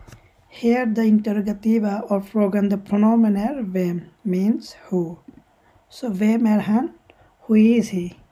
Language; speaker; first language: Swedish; non-native, fluent; Bangla